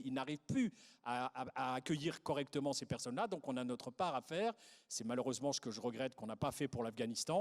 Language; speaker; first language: French; native; French